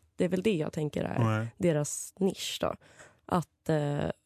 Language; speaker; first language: Swedish; native; Swedish